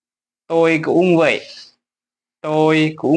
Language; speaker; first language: Vietnamese; non-native, fluent; Lao